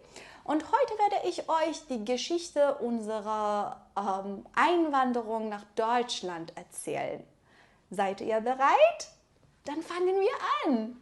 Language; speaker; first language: German; non-native, fluent; Persian